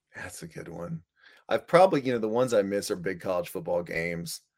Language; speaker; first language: English; native; English